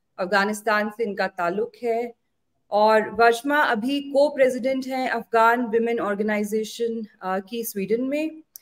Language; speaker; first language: Hindi; native; Hindi